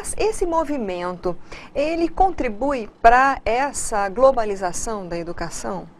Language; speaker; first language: Portuguese; native; Portuguese